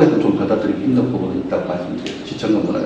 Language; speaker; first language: Korean; native; Korean